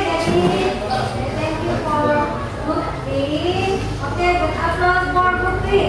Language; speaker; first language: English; non-native, learner; Indonesian